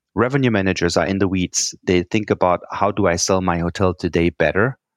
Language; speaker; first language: English; non-native, fluent; German